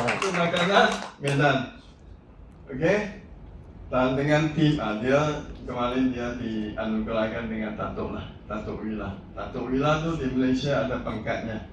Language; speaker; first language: Malay; non-native, local second language; Chinese